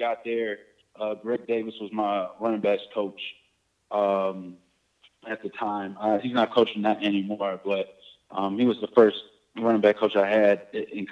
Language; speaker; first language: English; native; English